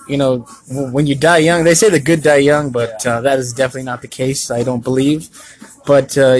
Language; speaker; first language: English; native; English